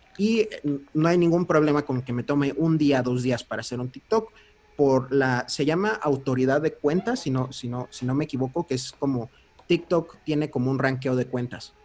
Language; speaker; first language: Spanish; early bilingual, heritage; Spanish